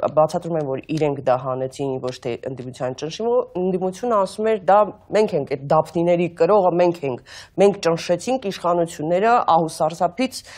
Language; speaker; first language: Armenian; native; Armenian